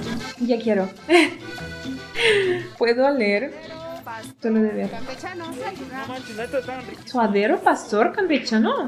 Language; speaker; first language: Spanish; non-native, fluent; Portuguese